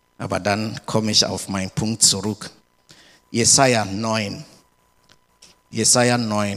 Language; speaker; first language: German; non-native, learner; English